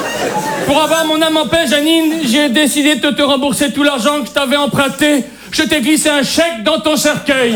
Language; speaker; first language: French; native; French